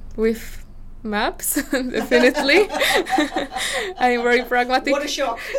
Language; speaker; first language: English; non-native, fluent; Slovak